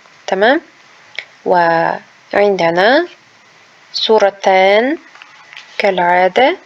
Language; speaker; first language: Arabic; non-native, fluent; Uzbek